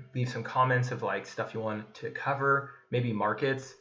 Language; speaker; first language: English; native; English